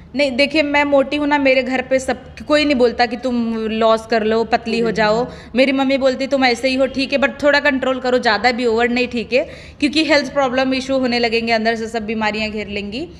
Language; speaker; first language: Hindi; non-native, local second language; Awadhi